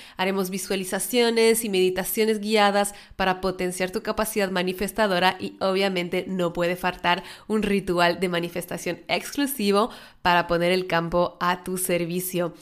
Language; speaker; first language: Spanish; native; Spanish